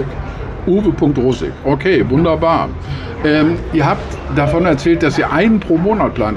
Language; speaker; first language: German; native; German